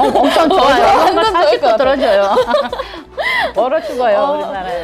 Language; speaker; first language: Korean; non-native, learner; Russian